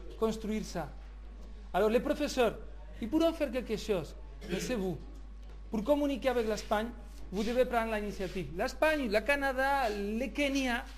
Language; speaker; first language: French; non-native, learner; Spanish